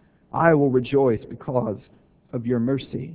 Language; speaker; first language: English; native; English